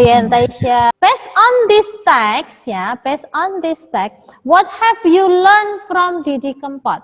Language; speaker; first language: English; non-native, fluent; Indonesian